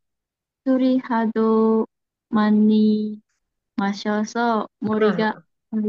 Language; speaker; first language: Korean; non-native, learner; Indonesian